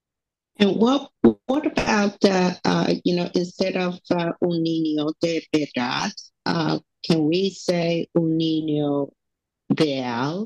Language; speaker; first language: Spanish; non-native, learner; English